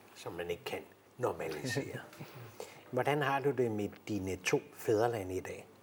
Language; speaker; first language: Danish; native; Danish